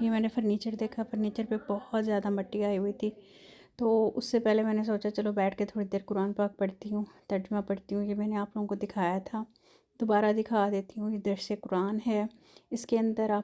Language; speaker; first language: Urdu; non-native, local second language; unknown